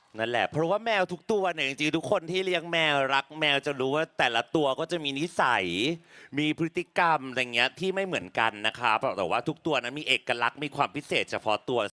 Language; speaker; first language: Thai; native; Thai